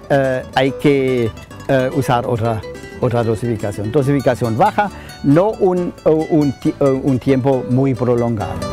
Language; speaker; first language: Spanish; non-native, fluent; German